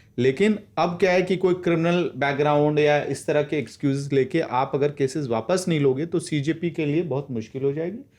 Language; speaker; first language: Hindi; native; Hindi